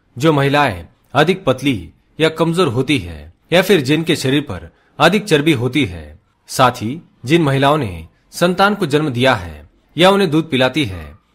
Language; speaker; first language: Hindi; native; Hindi